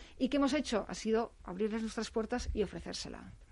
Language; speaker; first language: Spanish; native; Spanish